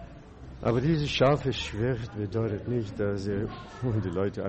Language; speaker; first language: German; non-native, fluent; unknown